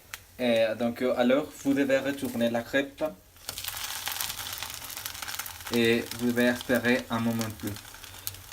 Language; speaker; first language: French; non-native, learner; Spanish